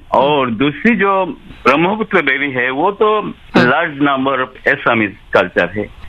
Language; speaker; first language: Hindi; non-native, local second language; Bangla